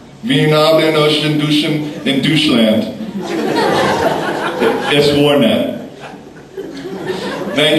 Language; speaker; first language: German; non-native, learner; English